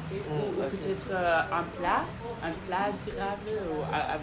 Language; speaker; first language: French; non-native, fluent; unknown